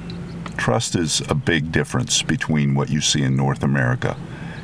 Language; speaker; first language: English; non-native, fluent; French